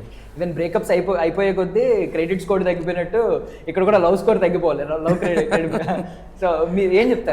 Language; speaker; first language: Telugu; native; Telugu